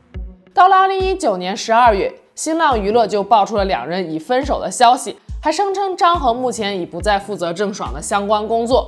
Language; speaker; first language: Chinese; native; Chinese